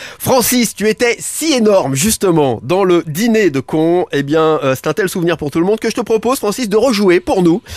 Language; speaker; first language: French; native; French